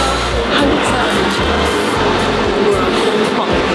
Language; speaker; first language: Chinese; non-native, fluent; Korean